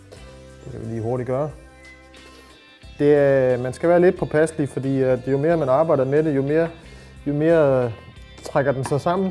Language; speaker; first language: Danish; native; Danish